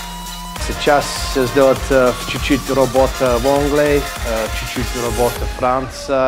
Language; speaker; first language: Russian; non-native, learner; English